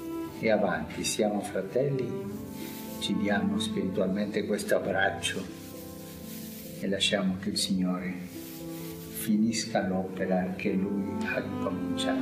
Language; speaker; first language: Italian; non-native, fluent; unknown